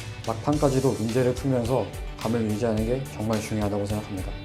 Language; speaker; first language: Korean; native; Korean